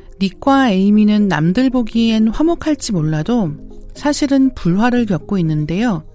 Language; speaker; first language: Korean; native; Korean